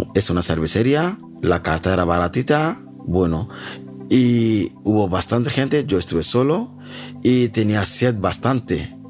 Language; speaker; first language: Spanish; non-native, learner; Bangla